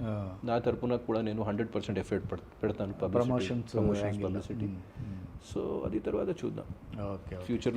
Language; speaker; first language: Telugu; non-native, fluent; Hindi